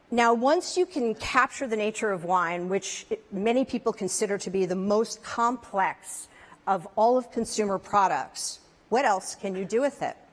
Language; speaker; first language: English; native; English